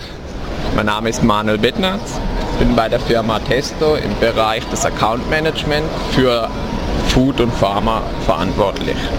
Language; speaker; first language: German; native; German